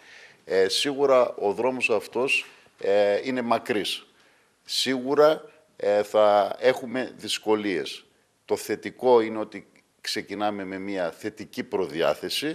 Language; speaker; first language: Greek; native; Greek